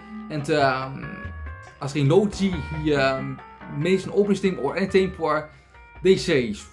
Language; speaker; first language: Dutch; native; Dutch